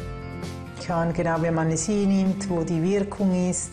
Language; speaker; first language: German; native; German